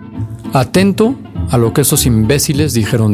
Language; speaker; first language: Spanish; native; Spanish